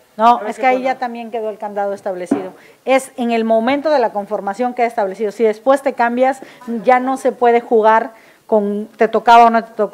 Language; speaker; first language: Spanish; native; Spanish